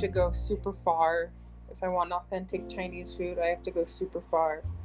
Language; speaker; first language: English; early bilingual, heritage; English